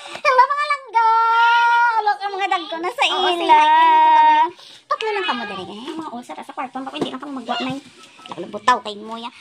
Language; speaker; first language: Filipino; non-native, local second language; Hiligaynon